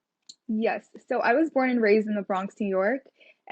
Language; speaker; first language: English; native; English